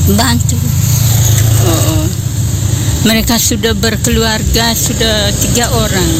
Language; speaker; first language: Indonesian; non-native, local second language; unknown